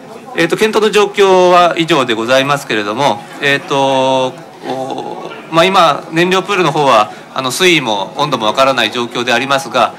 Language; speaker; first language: Japanese; native; Japanese